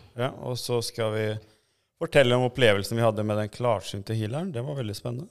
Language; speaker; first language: Norwegian; early bilingual, other home language; Albanian